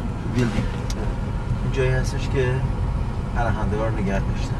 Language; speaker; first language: Persian; native; Persian